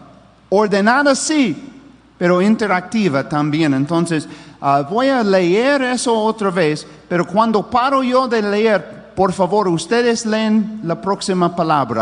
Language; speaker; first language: Spanish; non-native, fluent; English